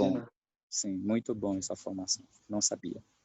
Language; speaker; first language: Portuguese; non-native, fluent; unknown